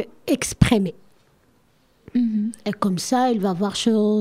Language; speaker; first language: French; non-native, learner; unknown